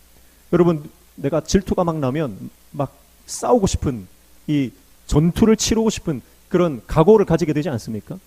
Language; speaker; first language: Korean; native; Korean